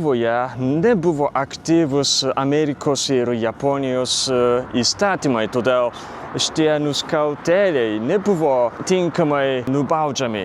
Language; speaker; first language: Lithuanian; non-native, fluent; Japanese